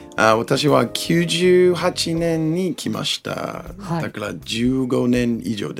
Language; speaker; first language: Japanese; non-native, learner; English